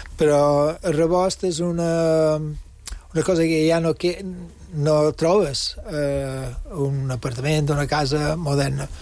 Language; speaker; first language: Catalan; non-native, local second language; English